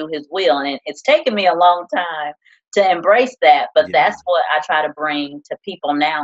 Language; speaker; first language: English; native; English